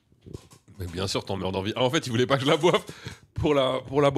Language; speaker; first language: French; native; French